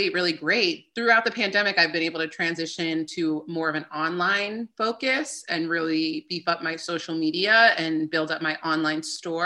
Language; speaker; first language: English; native; English